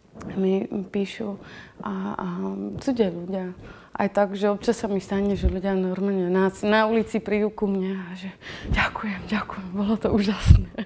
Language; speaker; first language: Slovak; non-native, fluent; Dutch